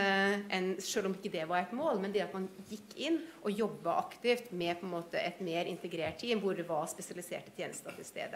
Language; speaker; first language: Norwegian; native; Norwegian